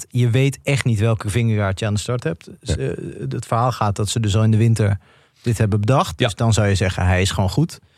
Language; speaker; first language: Dutch; native; Dutch